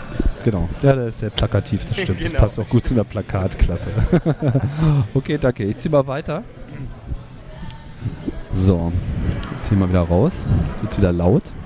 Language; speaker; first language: German; native; German